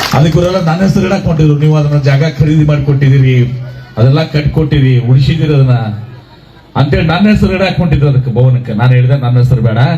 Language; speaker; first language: Kannada; native; Kannada